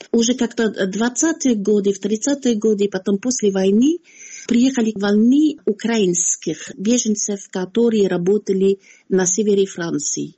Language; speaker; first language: Russian; non-native, fluent; French